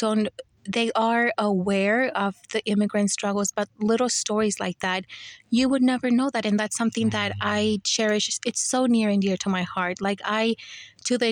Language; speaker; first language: English; early bilingual, other home language; Spanish